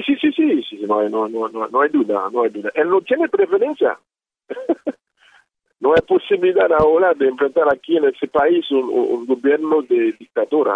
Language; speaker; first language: Spanish; non-native, learner; Haitian Creole